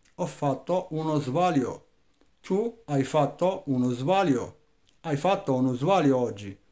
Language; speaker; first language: Italian; non-native, fluent; Arabic